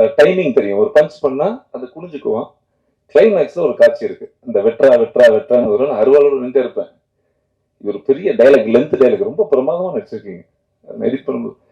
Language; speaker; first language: Tamil; native; Tamil